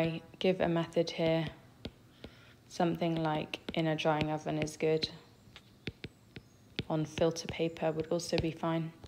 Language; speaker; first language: English; native; English